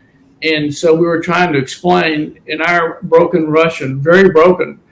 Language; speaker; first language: English; native; English